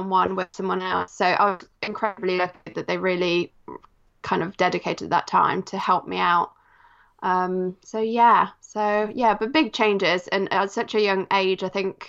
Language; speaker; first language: English; early bilingual, other home language; Polish